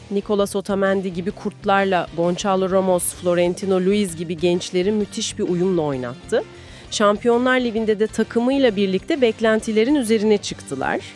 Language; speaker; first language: Turkish; native; Turkish